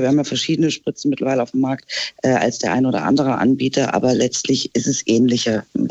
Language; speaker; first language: German; native; German